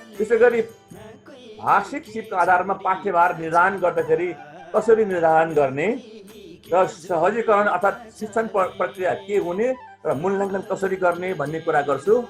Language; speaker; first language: Nepali; non-native, local second language; Eastern Tamang